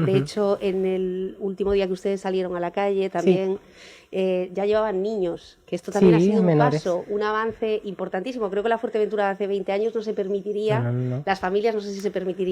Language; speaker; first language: Spanish; native; Spanish